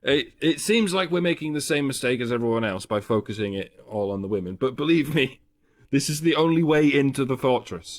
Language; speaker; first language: English; native; English